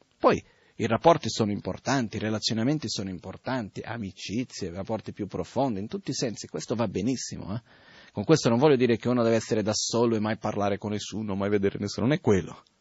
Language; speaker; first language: Italian; non-native, fluent; Portuguese